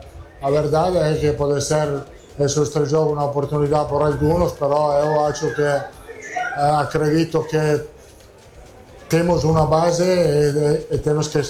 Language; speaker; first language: Portuguese; non-native, learner; Italian